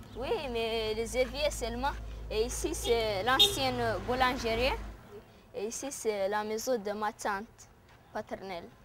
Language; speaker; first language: French; non-native, learner; Arabic